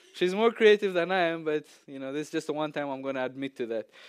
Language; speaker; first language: English; non-native, fluent; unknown